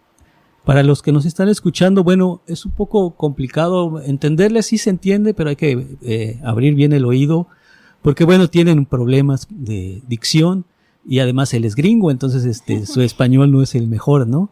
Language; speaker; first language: Spanish; native; Spanish